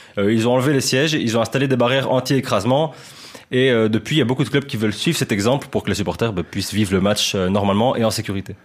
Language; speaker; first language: French; native; French